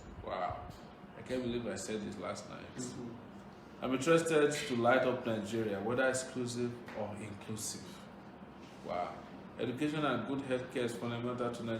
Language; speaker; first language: English; non-native, local second language; Yoruba